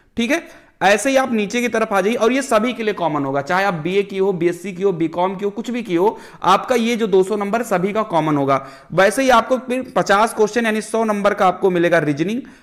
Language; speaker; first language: Hindi; native; Hindi